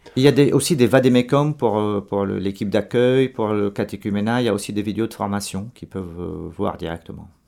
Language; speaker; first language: French; non-native, local second language; Arabic